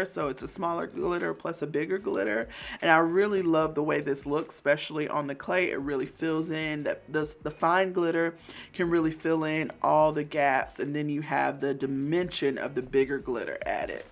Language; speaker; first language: English; native; English